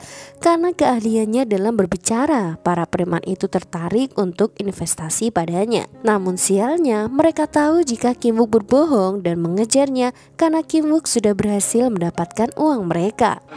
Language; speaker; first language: Indonesian; native; Indonesian